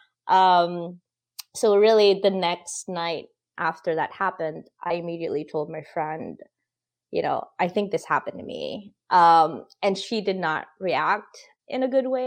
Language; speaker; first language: English; non-native, local second language; Filipino